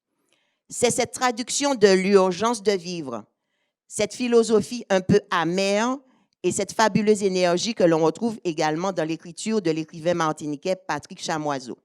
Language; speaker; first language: French; native; French